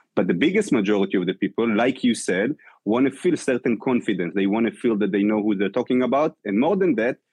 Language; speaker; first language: English; non-native, fluent; Hebrew